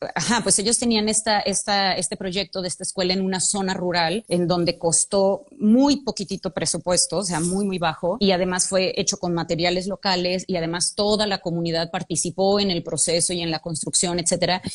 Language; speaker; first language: Spanish; native; Spanish